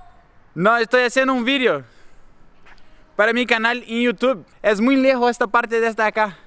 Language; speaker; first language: Spanish; non-native, learner; Portuguese